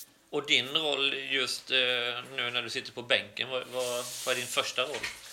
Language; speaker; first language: Swedish; native; Swedish